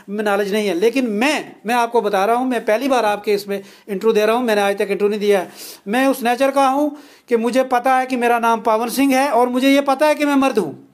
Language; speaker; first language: Hindi; non-native, local second language; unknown